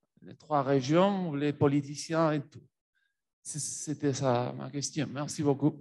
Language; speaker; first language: French; non-native, fluent; Spanish